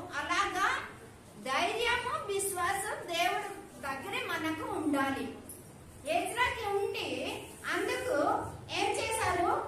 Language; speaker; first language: Telugu; non-native, learner; Odia